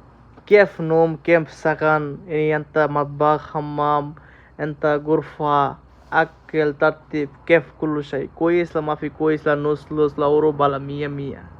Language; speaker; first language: Arabic; non-native, learner; Bangla